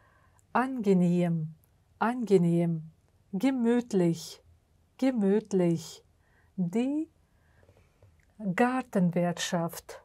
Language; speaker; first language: German; non-native, fluent; Uzbek